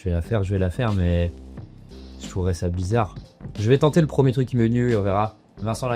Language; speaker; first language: French; native; French